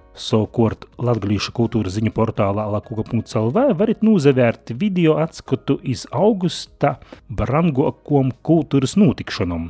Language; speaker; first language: Latvian; native; Latvian